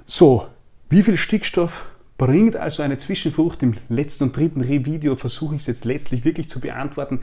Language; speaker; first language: German; native; German